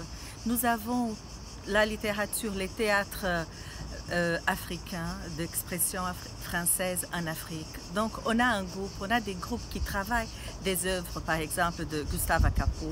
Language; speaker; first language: French; non-native, fluent; Portuguese